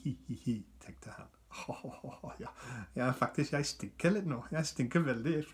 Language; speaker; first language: Norwegian; non-native, fluent; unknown